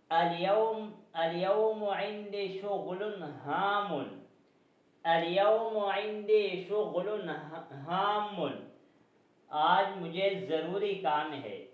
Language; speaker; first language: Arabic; non-native, fluent; Urdu